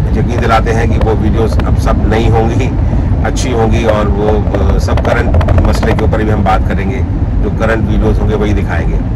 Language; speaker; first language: Hindi; non-native, local second language; Punjabi